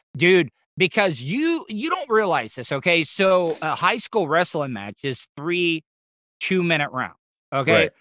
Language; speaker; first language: English; native; English